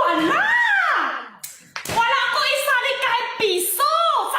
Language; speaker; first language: Filipino; non-native, learner; Chinese